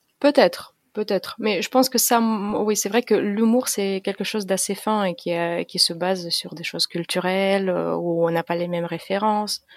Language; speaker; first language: French; non-native, fluent; Russian